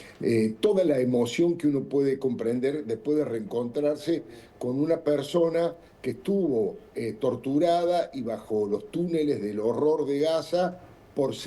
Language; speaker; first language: Spanish; native; Spanish